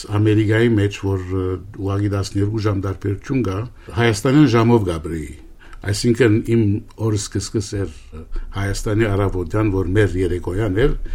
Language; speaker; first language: Armenian; early bilingual, heritage; Armenian